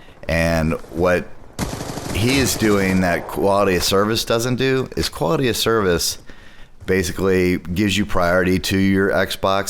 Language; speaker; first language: English; native; English